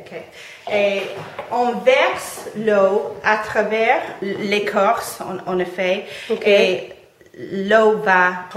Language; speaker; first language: French; non-native, fluent; English